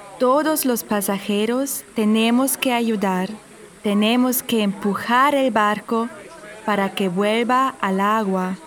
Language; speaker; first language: Spanish; non-native, fluent; German